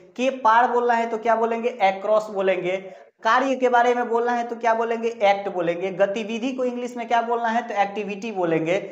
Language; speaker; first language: Hindi; native; Hindi